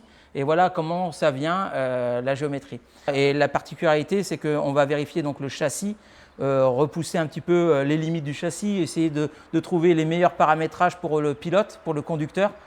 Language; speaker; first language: French; native; French